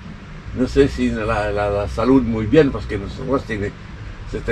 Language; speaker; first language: Spanish; non-native, learner; French